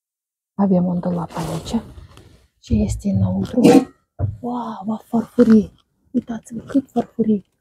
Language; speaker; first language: Romanian; non-native, learner; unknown